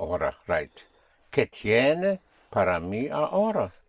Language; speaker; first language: Spanish; non-native, fluent; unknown